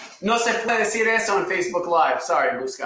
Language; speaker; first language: Spanish; non-native, fluent; English